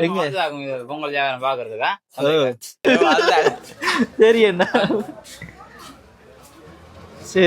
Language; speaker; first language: Tamil; native; Tamil